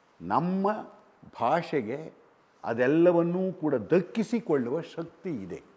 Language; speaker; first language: Kannada; native; Kannada